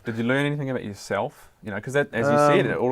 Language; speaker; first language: English; native; English